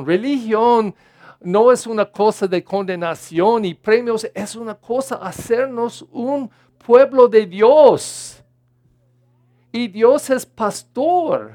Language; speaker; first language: Spanish; non-native, fluent; English